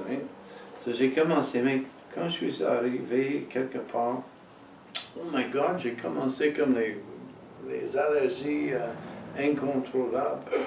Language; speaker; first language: French; non-native, fluent; English